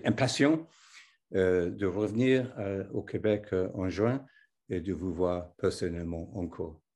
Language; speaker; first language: French; non-native, fluent; English